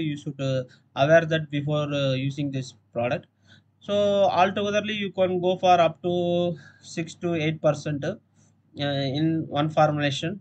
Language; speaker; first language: English; non-native, local second language; Tamil